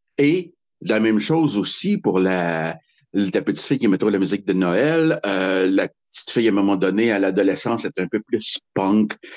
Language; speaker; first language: French; native; French